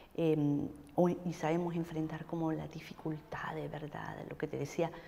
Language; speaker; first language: Spanish; native; Spanish